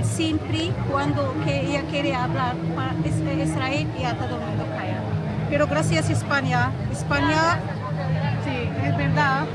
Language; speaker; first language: Spanish; non-native, learner; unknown